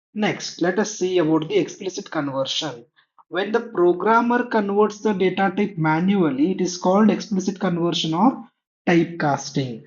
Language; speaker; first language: English; non-native, local second language; Kannada